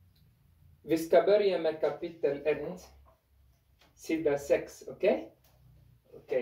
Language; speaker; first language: Swedish; non-native, learner; Arabic